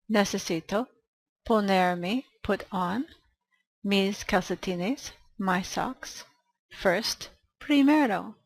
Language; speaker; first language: Spanish; non-native, fluent; English